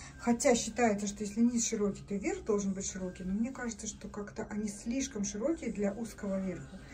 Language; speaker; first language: Russian; native; Russian